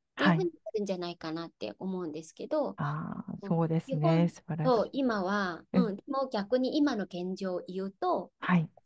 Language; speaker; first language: Japanese; non-native, fluent; Chinese